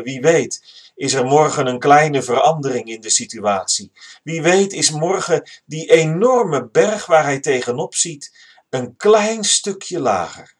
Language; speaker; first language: Dutch; native; Dutch